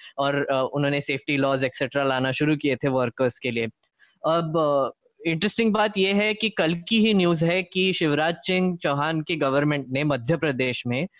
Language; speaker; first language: Hindi; non-native, local second language; Marathi